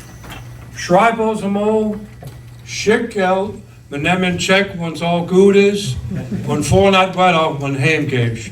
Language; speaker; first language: German; early bilingual, heritage; English